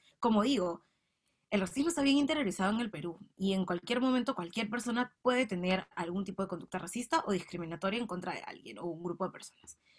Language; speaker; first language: Spanish; native; Spanish